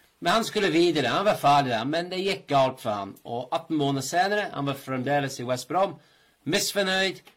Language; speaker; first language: Norwegian; non-native, fluent; English